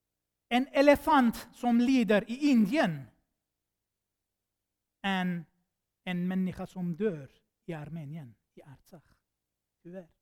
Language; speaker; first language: Swedish; non-native, fluent; Armenian